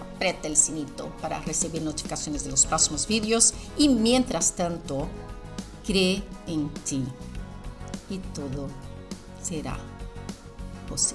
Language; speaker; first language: Spanish; non-native, fluent; Portuguese